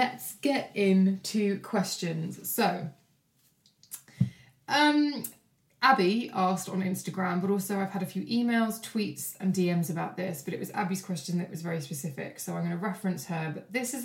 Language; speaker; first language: English; native; English